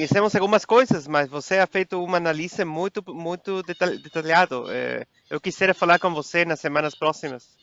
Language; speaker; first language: Portuguese; non-native, fluent; Spanish